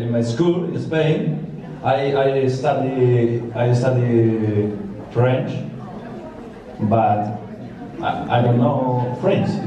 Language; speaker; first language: English; non-native, learner; Spanish